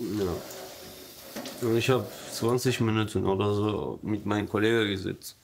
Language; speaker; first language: German; non-native, learner; Turkish